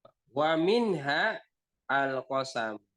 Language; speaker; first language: Arabic; non-native, fluent; Indonesian